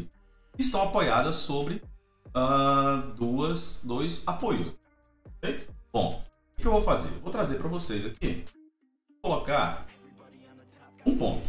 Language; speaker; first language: Portuguese; native; Portuguese